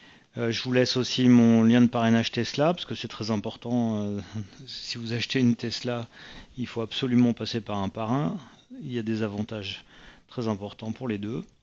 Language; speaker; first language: French; native; French